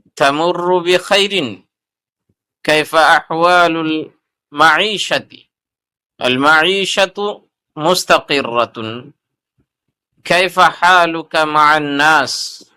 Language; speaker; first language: Arabic; non-native, fluent; Urdu